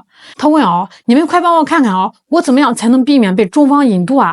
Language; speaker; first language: Chinese; native; Chinese